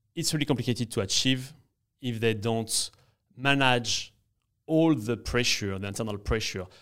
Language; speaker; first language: English; non-native, fluent; French